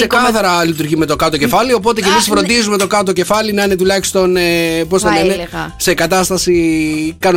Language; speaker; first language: Greek; native; Greek